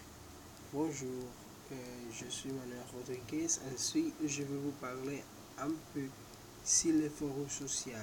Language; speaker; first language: French; non-native, learner; Spanish